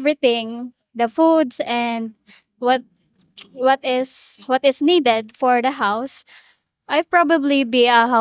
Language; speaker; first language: English; non-native, local second language; Bikol